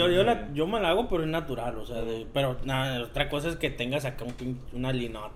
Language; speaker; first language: Spanish; native; Spanish